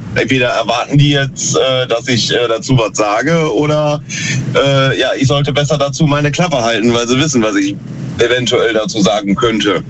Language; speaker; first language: German; native; German